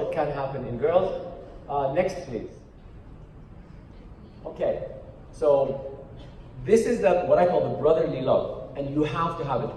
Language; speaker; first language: English; non-native, fluent; Arabic